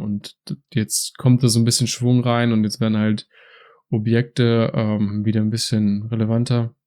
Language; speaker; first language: German; native; German